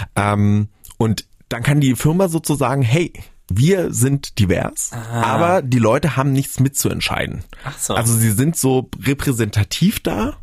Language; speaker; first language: German; native; German